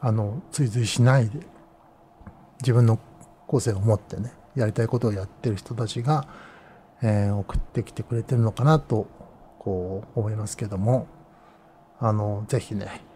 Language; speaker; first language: Japanese; native; Japanese